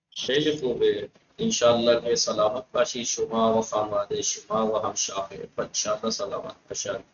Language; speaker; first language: Persian; non-native, fluent; Urdu